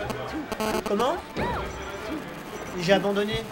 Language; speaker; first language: French; native; French